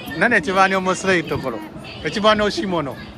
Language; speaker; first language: Japanese; non-native, learner; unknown